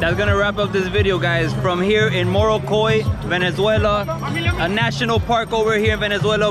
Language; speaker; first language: English; early bilingual, other home language; Spanish